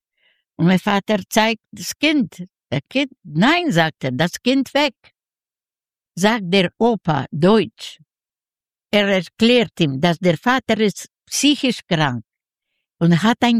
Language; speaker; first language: German; non-native, learner; Yiddish